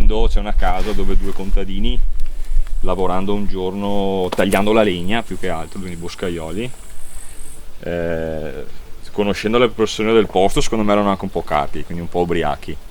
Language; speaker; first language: Italian; native; Italian